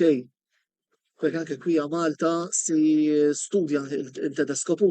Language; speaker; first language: Italian; non-native, fluent; Maltese